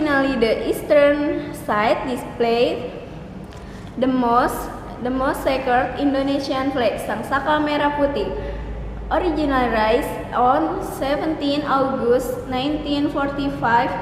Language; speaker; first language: English; non-native, learner; Indonesian